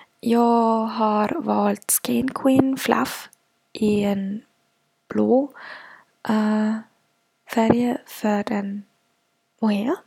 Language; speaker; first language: Swedish; non-native, fluent; German